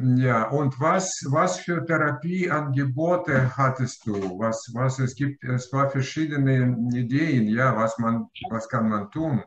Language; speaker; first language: German; non-native, learner; Russian